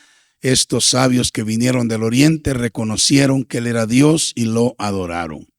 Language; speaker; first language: Spanish; native; Spanish